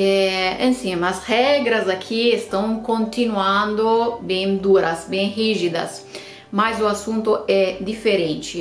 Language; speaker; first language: Portuguese; non-native, fluent; Romanian